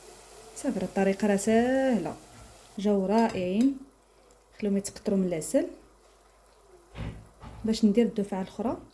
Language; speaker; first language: Arabic; native; Arabic